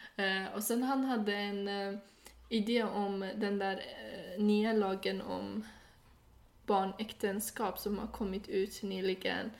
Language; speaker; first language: Swedish; non-native, fluent; Persian